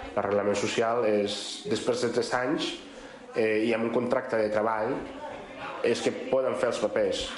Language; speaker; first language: Catalan; non-native, fluent; Spanish